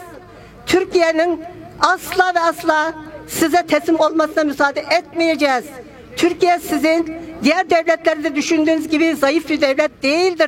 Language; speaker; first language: Turkish; non-native, fluent; Uyghur